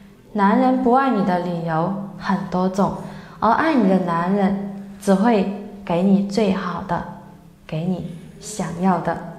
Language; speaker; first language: Chinese; native; Chinese